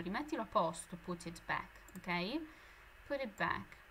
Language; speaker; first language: English; non-native, fluent; Italian